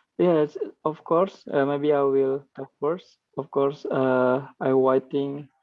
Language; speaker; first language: English; non-native, learner; Indonesian